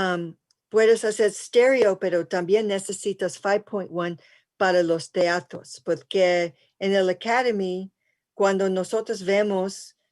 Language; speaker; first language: Spanish; early bilingual, heritage; English